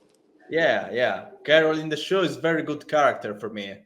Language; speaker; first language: English; non-native, learner; Italian